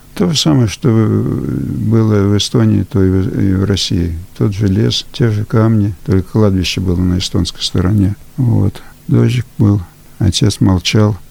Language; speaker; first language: Russian; early bilingual, heritage; Russian